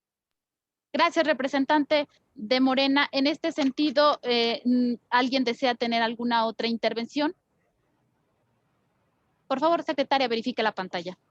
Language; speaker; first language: Spanish; native; Spanish